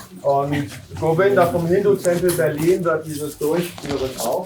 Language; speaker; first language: German; native; German